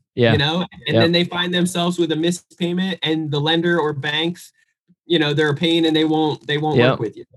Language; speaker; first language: English; native; English